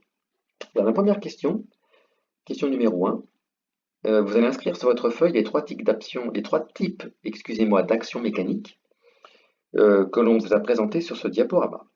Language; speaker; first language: French; native; French